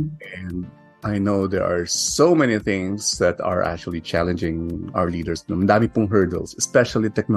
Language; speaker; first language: English; non-native, local second language; Filipino